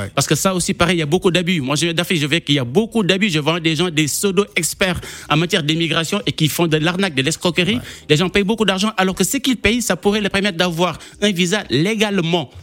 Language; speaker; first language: French; non-native, local second language; Wolof